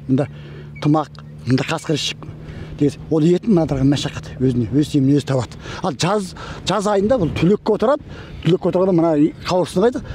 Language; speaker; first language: Kazakh; early bilingual, heritage; Kazakh